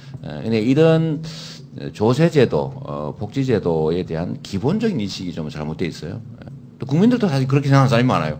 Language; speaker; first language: Korean; native; Korean